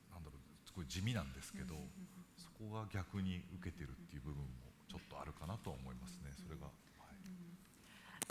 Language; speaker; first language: Japanese; native; Japanese